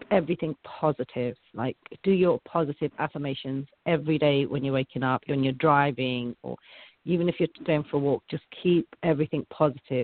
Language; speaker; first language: English; native; English